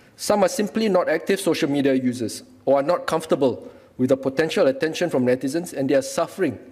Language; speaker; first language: English; non-native, local second language; Malay